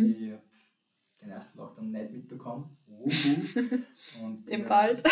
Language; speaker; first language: German; native; German